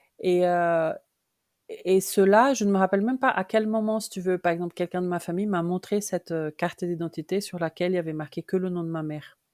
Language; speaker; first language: French; non-native, fluent; Portuguese